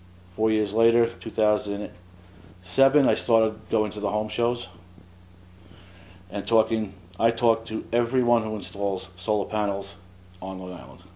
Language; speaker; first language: English; native; English